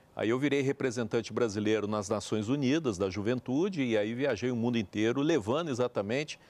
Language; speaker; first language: Portuguese; native; Portuguese